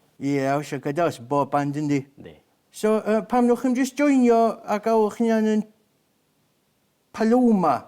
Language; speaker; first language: Welsh; native; Welsh